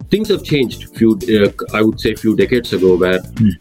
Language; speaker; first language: English; non-native, local second language; Tamil